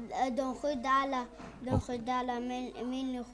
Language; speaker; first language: Swedish; early bilingual, other home language; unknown